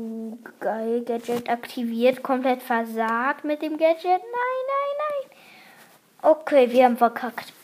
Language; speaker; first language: German; native; German